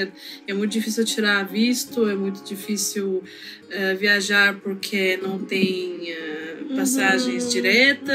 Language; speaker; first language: Portuguese; non-native, fluent; Russian